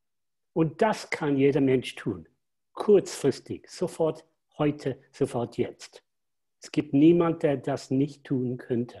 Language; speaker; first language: German; non-native, fluent; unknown